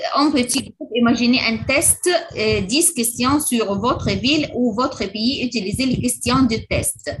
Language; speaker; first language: French; non-native, fluent; Arabic